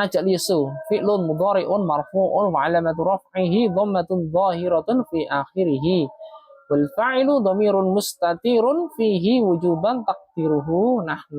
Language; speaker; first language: Arabic; non-native, fluent; Indonesian